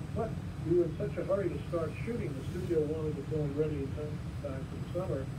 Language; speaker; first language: English; native; English